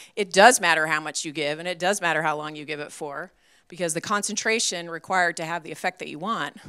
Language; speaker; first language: English; native; English